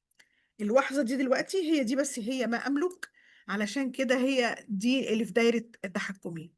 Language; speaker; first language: Arabic; native; Arabic